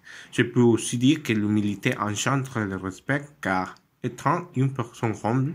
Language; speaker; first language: French; non-native, learner; Spanish